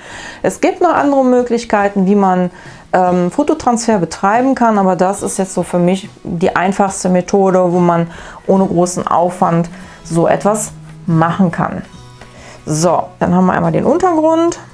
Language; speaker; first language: German; native; German